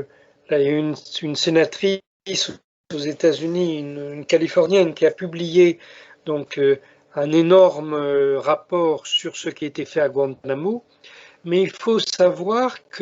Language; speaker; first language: French; native; French